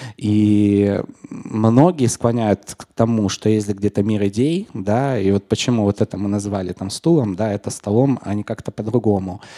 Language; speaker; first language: Russian; native; Russian